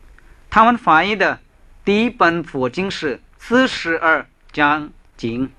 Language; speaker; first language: Chinese; non-native, fluent; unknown